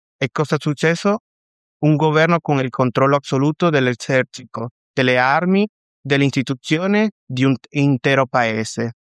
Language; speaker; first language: Italian; non-native, fluent; Spanish